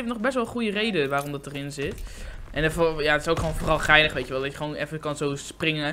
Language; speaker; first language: Dutch; native; Dutch